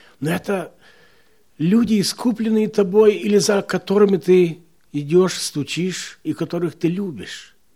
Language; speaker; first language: Russian; non-native, local second language; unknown